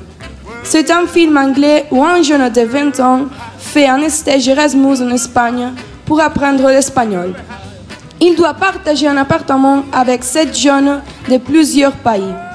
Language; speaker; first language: French; non-native, learner; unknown